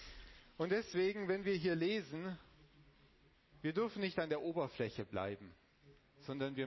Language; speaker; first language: German; non-native, fluent; Romanian